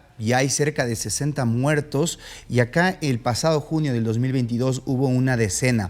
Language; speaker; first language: Spanish; native; Spanish